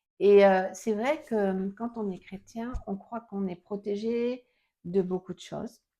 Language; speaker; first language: French; native; French